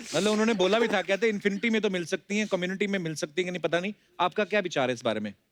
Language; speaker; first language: Hindi; native; Hindi